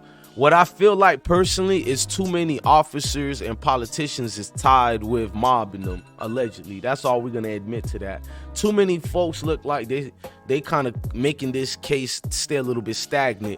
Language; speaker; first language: English; native; English